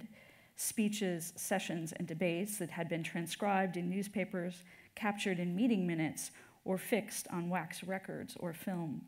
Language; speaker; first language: English; native; English